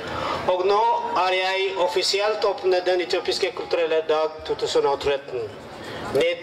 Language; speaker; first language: Norwegian; non-native, learner; Amharic